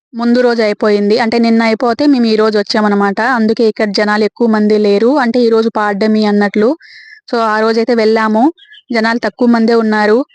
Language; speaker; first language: Telugu; native; Telugu